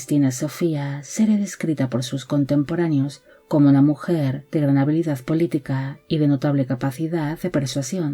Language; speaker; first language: Spanish; native; Spanish